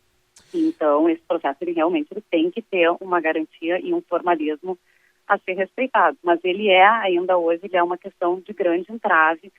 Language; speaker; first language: Portuguese; native; Portuguese